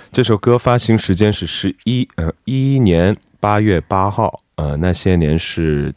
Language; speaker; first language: Chinese; non-native, fluent; Korean